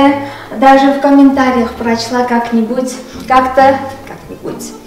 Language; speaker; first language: Russian; non-native, local second language; Armenian